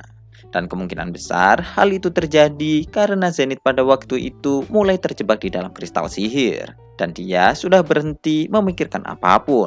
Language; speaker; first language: Indonesian; native; Indonesian